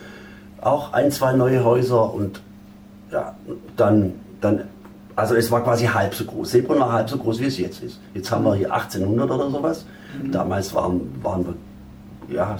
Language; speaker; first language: German; native; German